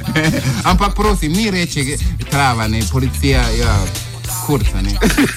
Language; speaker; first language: Slovenian; non-native, learner; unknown